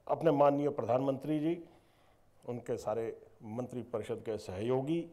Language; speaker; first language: Hindi; native; Hindi